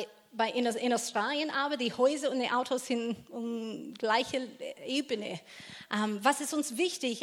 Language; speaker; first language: German; non-native, fluent; English